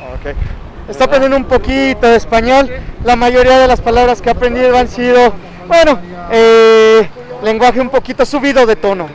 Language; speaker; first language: Spanish; native; Spanish